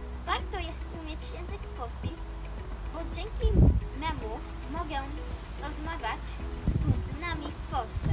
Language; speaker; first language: Polish; early bilingual, heritage; Polish